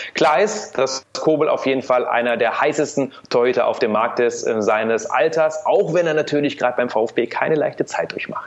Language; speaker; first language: German; native; German